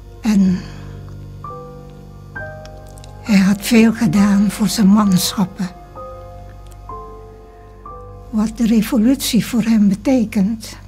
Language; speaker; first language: Dutch; early bilingual, other home language; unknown